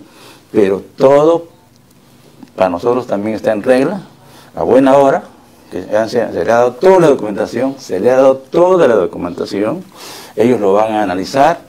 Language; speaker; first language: Spanish; native; Spanish